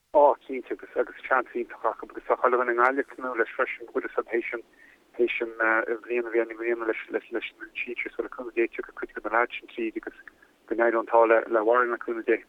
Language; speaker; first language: Irish; native; Irish